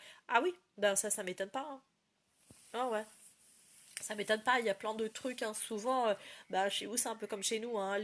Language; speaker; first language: French; native; French